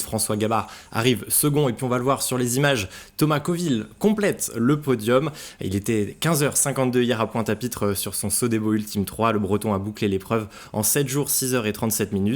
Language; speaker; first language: French; native; French